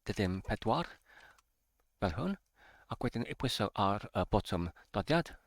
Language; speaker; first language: Welsh; non-native, learner; English